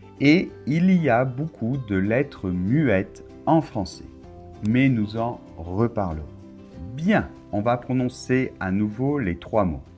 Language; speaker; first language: French; native; French